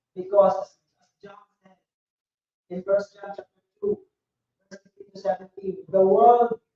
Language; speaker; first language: English; non-native, local second language; Filipino